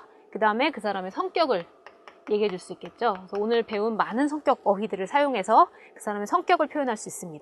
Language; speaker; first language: Korean; native; Korean